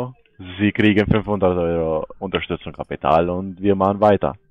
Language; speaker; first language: German; non-native, learner; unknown